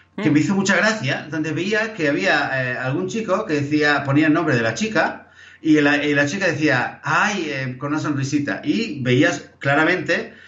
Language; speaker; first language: Spanish; native; Spanish